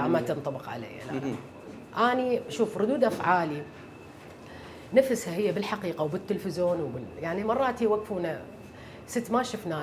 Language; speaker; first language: Arabic; native; Arabic